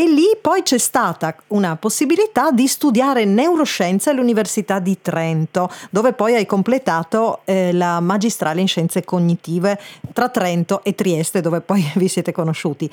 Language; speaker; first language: Italian; native; Italian